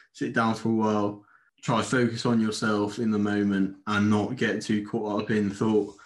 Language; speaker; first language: English; non-native, fluent; Spanish